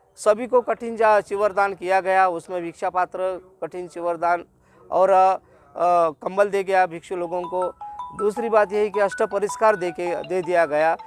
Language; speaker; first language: Hindi; non-native, local second language; Marathi